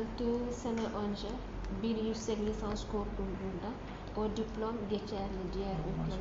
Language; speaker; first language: Turkish; non-native, learner; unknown